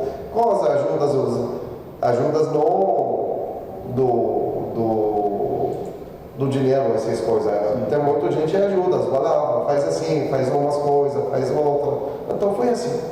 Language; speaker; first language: Portuguese; non-native, learner; Arabic